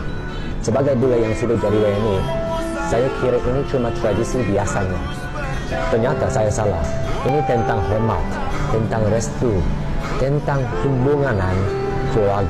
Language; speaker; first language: Indonesian; non-native, fluent; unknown